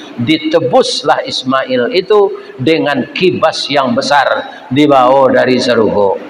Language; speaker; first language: Malay; non-native, local second language; Minangkabau